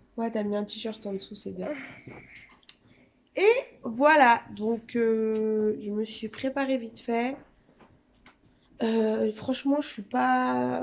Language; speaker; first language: French; native; French